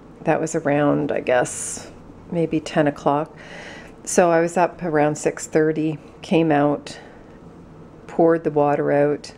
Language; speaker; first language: English; native; English